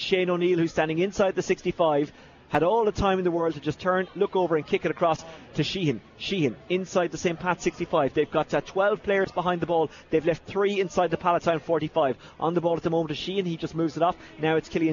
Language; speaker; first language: English; native; English